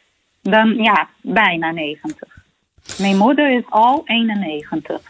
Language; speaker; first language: Dutch; non-native, fluent; Portuguese